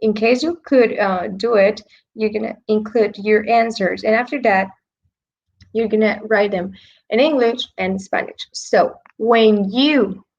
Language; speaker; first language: English; non-native, fluent; Spanish